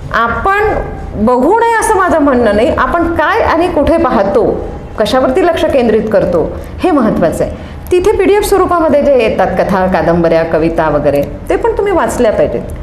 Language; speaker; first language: Marathi; native; Marathi